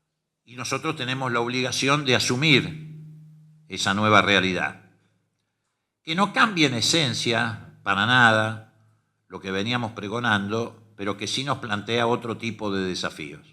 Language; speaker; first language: Spanish; native; Spanish